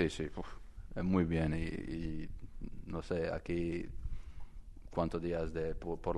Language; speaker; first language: Spanish; non-native, learner; Croatian